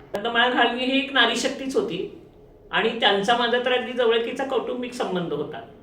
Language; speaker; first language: Marathi; native; Marathi